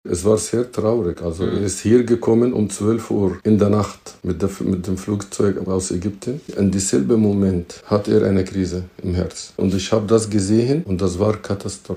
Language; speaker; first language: German; non-native, fluent; Arabic